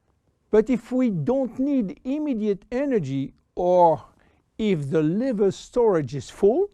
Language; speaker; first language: English; non-native, fluent; French